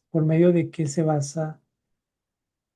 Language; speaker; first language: Spanish; native; Spanish